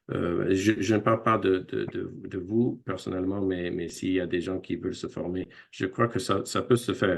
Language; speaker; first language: French; non-native, fluent; English